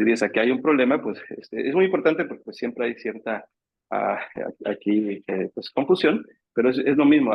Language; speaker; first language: Spanish; native; Spanish